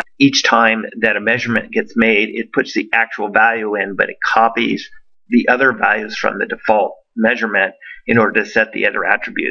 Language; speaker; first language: English; native; English